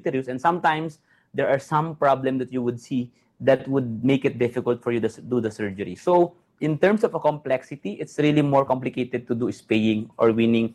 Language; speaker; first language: English; non-native, local second language; Filipino